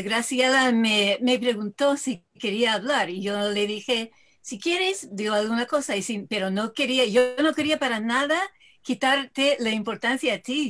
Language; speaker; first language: Spanish; non-native, fluent; English